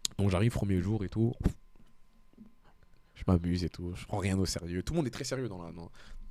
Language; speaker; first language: French; native; French